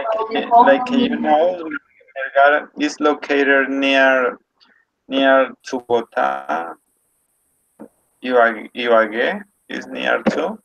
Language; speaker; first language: English; non-native, learner; Spanish